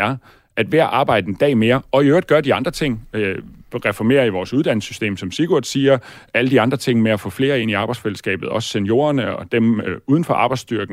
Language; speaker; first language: Danish; native; Danish